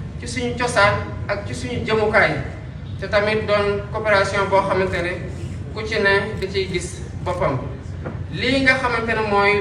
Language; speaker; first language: Wolof; non-native, local second language; Serer